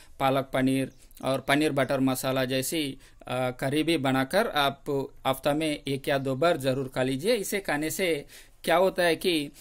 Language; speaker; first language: Hindi; non-native, local second language; Telugu